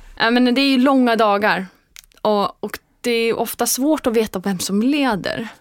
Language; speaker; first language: Swedish; non-native, fluent; Icelandic